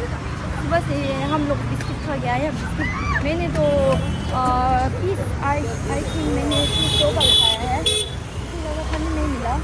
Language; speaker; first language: Hindi; non-native, local second language; Tibetan